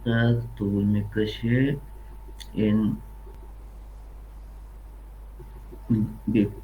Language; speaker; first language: Persian; non-native, learner; Urdu